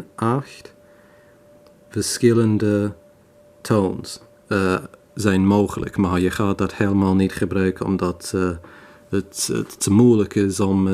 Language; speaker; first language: Dutch; non-native, fluent; English